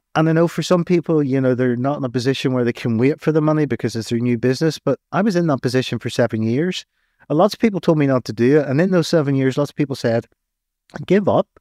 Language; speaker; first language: English; native; English